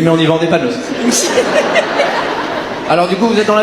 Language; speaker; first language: French; native; French